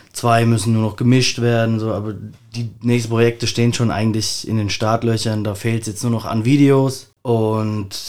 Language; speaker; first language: German; native; German